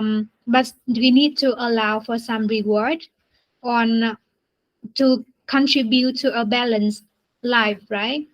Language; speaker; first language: English; non-native, learner; Vietnamese